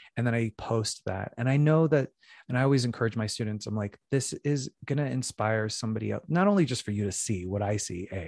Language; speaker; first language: English; native; English